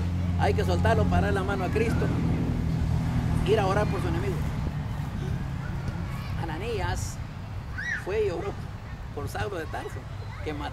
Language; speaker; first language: Spanish; native; Spanish